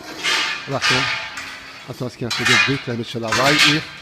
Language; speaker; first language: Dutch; non-native, learner; French